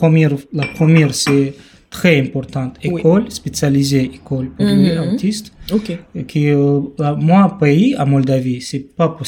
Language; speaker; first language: French; non-native, learner; Romanian